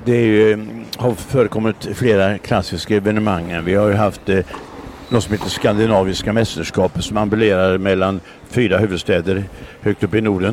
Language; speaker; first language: Swedish; native; Swedish